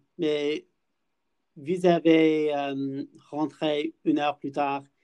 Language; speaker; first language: French; non-native, learner; English